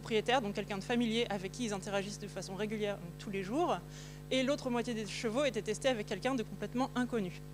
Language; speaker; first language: French; native; French